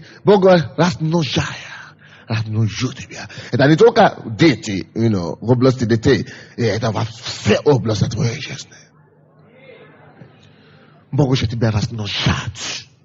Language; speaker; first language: Russian; non-native, fluent; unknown